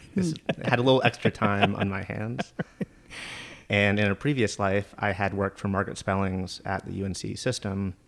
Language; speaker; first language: English; native; English